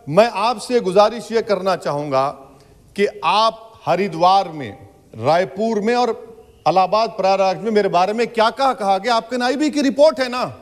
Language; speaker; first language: Hindi; non-native, local second language; Urdu